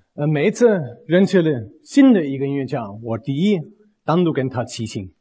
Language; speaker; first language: Chinese; non-native, fluent; German